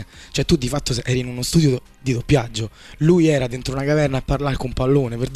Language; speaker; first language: Italian; native; Italian